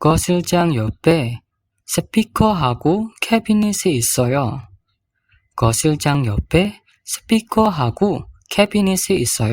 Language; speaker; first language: Korean; non-native, fluent; Indonesian